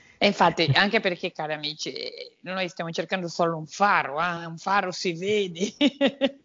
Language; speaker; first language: Italian; non-native, fluent; Portuguese